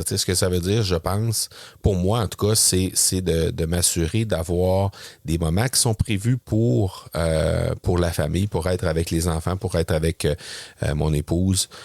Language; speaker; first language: French; native; French